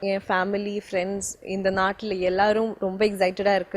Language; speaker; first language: Tamil; non-native, learner; Malayalam